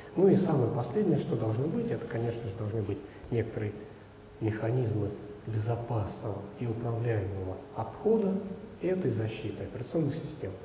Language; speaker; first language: Russian; native; Russian